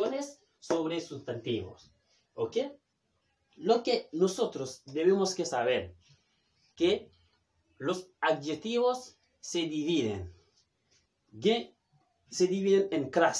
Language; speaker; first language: Spanish; non-native, fluent; Haitian Creole